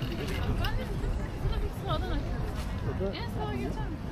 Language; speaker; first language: Turkish; native; Turkish